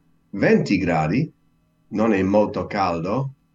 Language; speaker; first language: Italian; non-native, learner; English